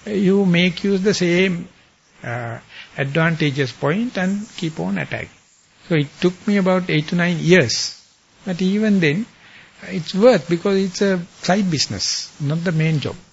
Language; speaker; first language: English; non-native, local second language; Sinhala